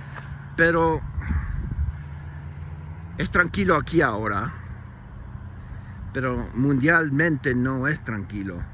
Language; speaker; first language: Spanish; non-native, fluent; English